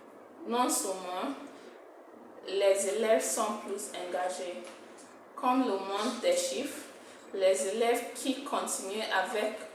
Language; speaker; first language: French; non-native, fluent; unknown